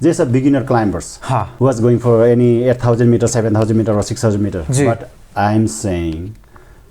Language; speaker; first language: Hindi; non-native, fluent; Sherpa